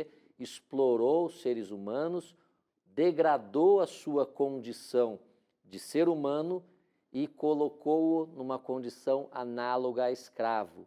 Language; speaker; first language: Portuguese; native; Portuguese